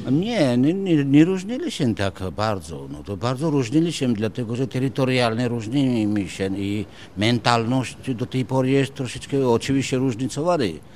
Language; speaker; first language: Polish; non-native, fluent; Georgian